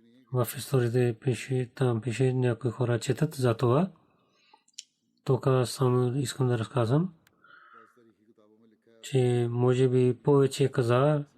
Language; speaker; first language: Bulgarian; non-native, learner; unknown